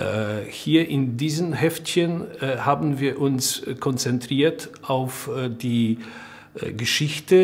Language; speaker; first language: German; non-native, local second language; Polish